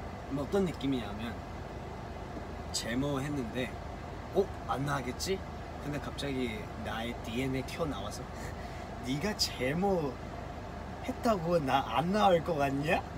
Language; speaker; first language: Korean; non-native, fluent; Cantonese